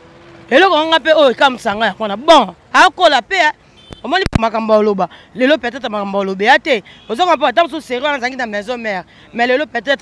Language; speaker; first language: French; non-native, local second language; Lingala